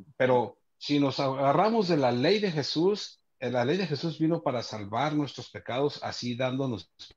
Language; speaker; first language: Spanish; native; Spanish